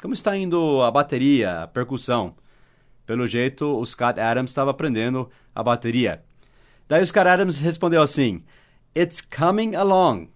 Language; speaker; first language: Portuguese; non-native, fluent; English